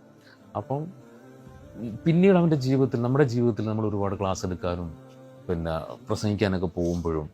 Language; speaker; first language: Malayalam; native; Malayalam